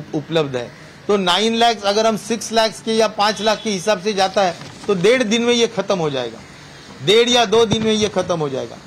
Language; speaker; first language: Hindi; non-native, local second language; Marathi